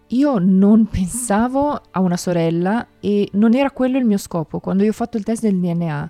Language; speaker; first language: Italian; native; Italian